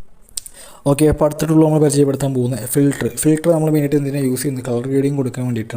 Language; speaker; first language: Malayalam; native; Malayalam